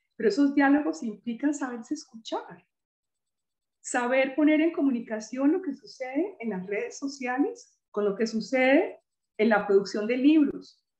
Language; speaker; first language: Spanish; native; Spanish